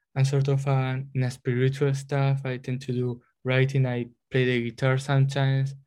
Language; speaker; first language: English; non-native, fluent; Spanish